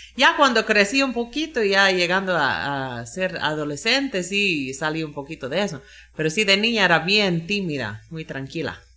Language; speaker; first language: Spanish; non-native, fluent; English